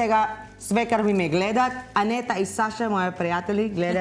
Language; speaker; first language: Macedonian; non-native, learner; Filipino